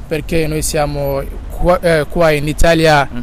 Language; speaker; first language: Italian; non-native, learner; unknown